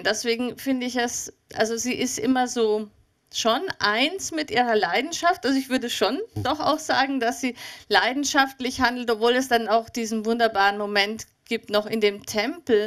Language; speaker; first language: German; native; German